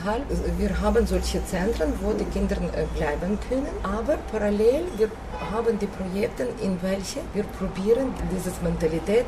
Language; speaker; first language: German; non-native, fluent; Ukrainian